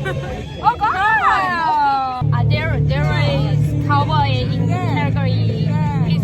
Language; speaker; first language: English; non-native, learner; Korean